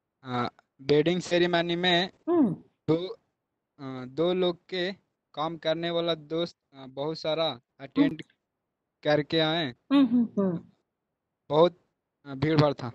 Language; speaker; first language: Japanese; non-native, learner; Hindi